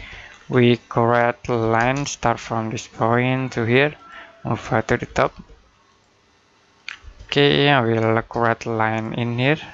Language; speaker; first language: English; non-native, learner; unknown